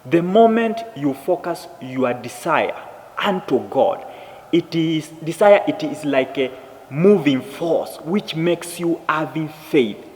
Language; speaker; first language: English; non-native, local second language; Swahili